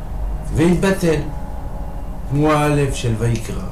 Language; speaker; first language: Hebrew; non-native, fluent; French